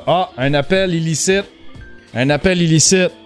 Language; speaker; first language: French; native; French